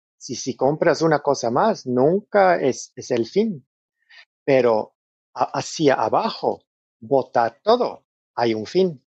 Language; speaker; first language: Spanish; non-native, fluent; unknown